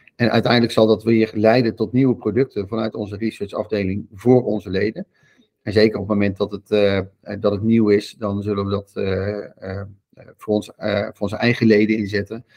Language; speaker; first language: Dutch; native; Dutch